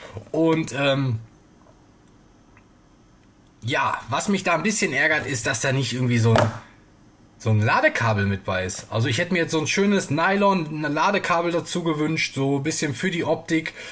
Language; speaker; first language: German; native; German